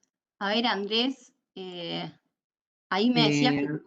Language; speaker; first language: Spanish; native; Spanish